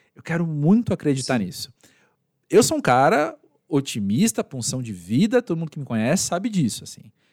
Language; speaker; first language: Portuguese; native; Portuguese